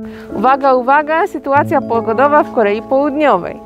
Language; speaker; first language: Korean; non-native, fluent; Polish